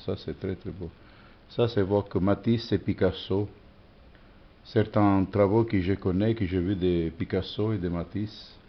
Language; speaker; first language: French; non-native, fluent; Italian